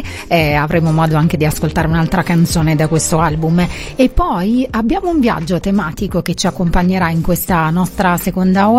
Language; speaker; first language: Italian; native; Italian